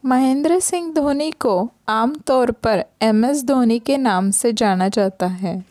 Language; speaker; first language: Hindi; non-native, local second language; Marathi